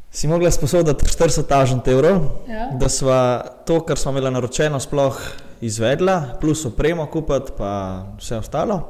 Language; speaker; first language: Slovenian; early bilingual, other home language; Bosnian